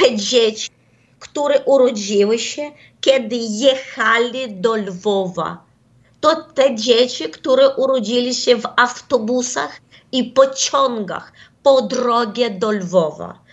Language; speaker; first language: Polish; non-native, fluent; Ukrainian